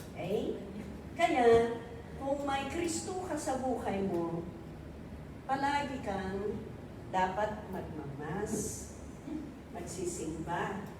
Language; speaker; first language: Filipino; non-native, local second language; Iloko